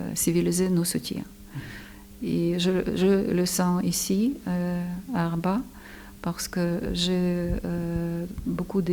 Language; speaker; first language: French; non-native, fluent; Ukrainian